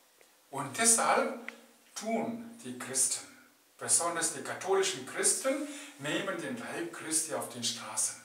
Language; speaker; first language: German; non-native, fluent; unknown